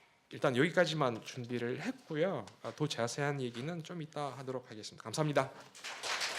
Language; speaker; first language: Korean; non-native, fluent; Russian